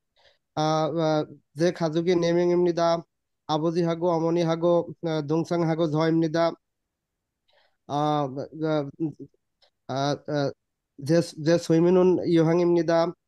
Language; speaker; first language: Korean; non-native, learner; Bangla